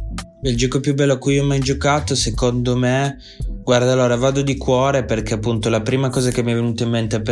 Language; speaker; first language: Italian; native; Italian